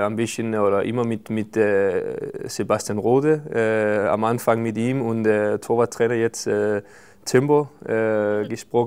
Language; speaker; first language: German; non-native, fluent; Danish